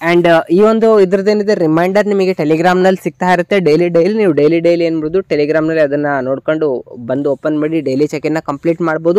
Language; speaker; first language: Kannada; native; Kannada